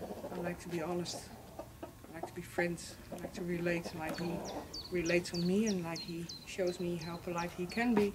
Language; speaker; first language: English; non-native, fluent; Dutch